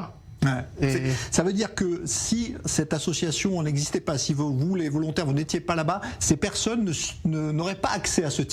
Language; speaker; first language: French; native; French